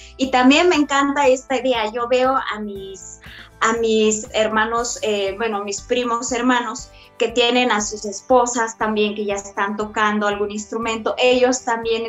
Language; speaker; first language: Spanish; non-native, local second language; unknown